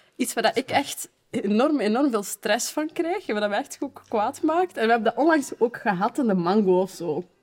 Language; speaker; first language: Dutch; early bilingual, other home language; Arabic